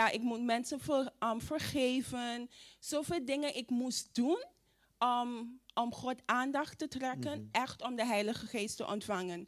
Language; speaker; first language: Dutch; non-native, fluent; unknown